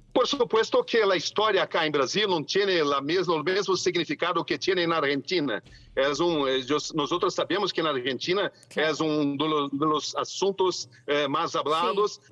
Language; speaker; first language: Spanish; non-native, fluent; Portuguese